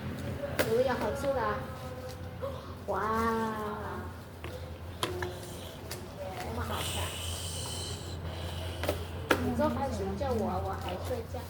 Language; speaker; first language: Chinese; non-native, fluent; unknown